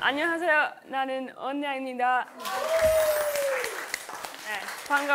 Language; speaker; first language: Korean; non-native, learner; Finnish